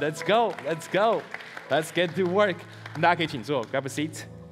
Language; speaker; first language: English; early bilingual, other home language; Chinese